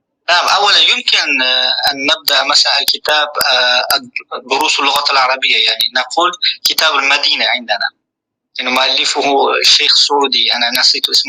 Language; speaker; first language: Arabic; non-native, fluent; Uzbek